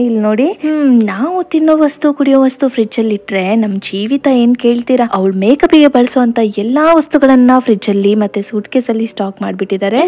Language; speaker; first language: Kannada; non-native, local second language; Konkani